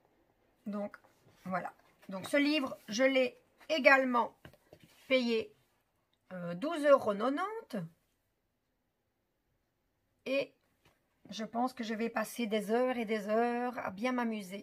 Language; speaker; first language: French; native; French